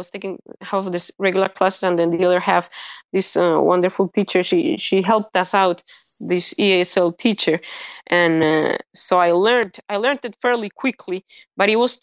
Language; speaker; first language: English; early bilingual, other home language; Spanish